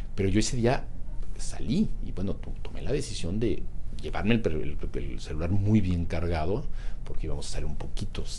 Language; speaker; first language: Spanish; native; Spanish